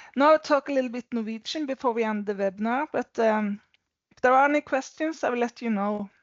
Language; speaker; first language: English; non-native, fluent; Norwegian